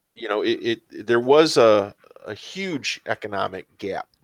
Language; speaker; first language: English; native; English